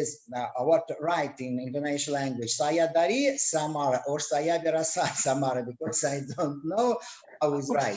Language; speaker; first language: English; non-native, learner; Russian